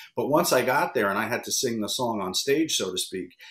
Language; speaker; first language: English; native; English